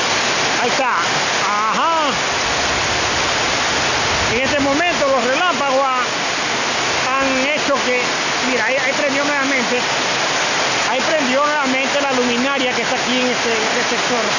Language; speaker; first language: Spanish; native; Spanish